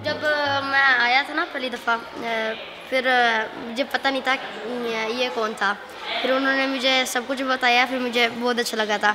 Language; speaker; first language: Hindi; early bilingual, heritage; Urdu